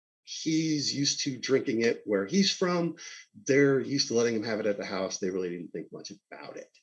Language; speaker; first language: English; native; English